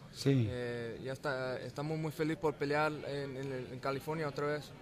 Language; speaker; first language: Spanish; early bilingual, heritage; Spanish